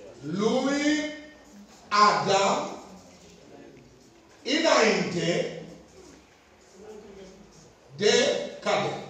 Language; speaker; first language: Romanian; non-native, fluent; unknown